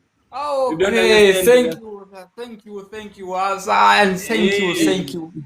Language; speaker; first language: English; non-native, learner; Swahili